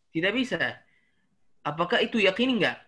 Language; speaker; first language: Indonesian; non-native, learner; Arabic